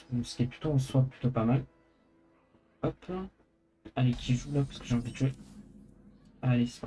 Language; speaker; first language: French; native; French